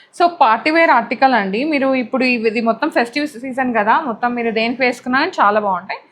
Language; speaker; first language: Telugu; native; Telugu